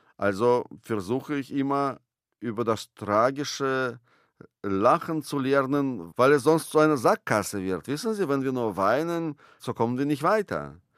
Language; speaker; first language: German; non-native, fluent; Russian